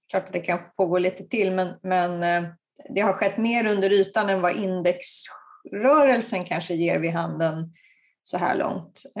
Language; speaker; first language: Swedish; native; Swedish